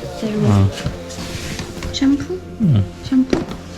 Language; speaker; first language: Korean; non-native, learner; Russian